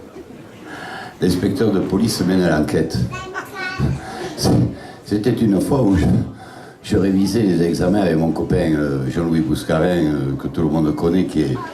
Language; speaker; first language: French; native; French